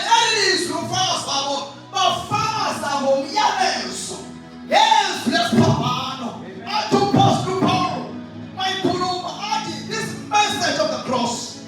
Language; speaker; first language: Zulu; non-native, local second language; Xhosa